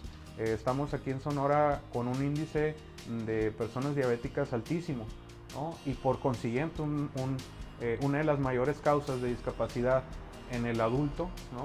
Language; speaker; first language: Spanish; native; Spanish